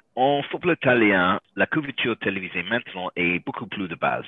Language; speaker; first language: French; non-native, learner; English